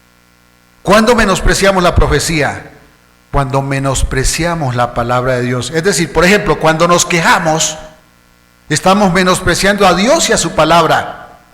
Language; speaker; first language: Spanish; native; Spanish